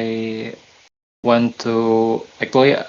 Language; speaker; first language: English; non-native, learner; Indonesian